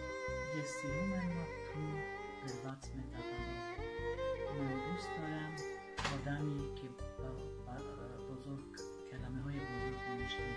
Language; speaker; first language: Persian; non-native, local second language; Armenian